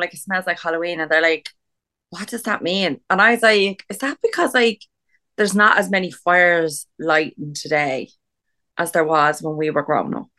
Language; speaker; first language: English; native; English